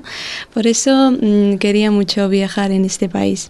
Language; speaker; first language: Spanish; non-native, learner; Georgian